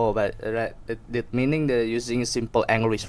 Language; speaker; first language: English; non-native, learner; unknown